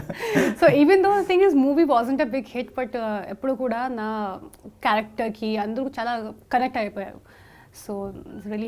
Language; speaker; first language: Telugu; non-native, learner; Hindi